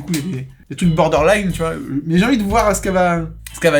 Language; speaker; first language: French; native; French